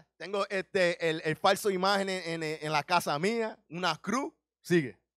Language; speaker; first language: Spanish; early bilingual, heritage; Spanish